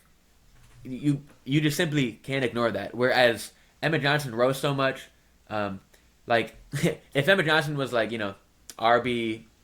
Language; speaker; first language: English; native; English